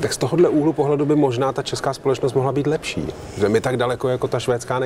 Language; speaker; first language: Czech; native; Czech